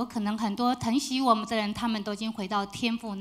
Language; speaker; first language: Chinese; native; Chinese